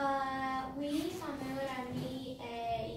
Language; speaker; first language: French; non-native, learner; Romanian